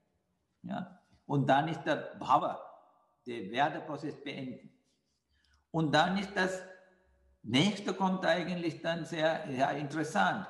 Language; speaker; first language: German; non-native, fluent; Sinhala